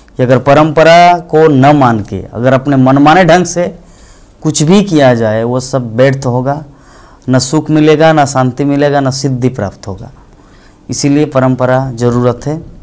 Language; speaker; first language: Hindi; non-native, local second language; Bangla